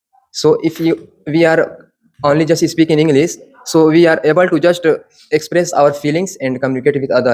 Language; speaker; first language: English; non-native, learner; Hindi